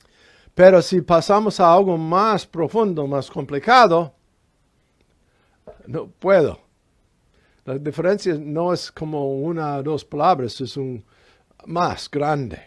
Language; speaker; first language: Spanish; non-native, fluent; English